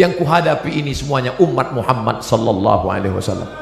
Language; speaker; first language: Indonesian; native; Indonesian